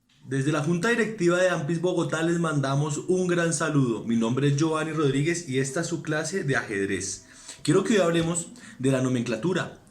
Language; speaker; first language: Spanish; native; Spanish